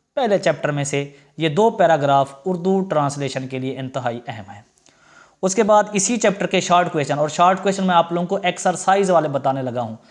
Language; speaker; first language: Urdu; non-native, local second language; Punjabi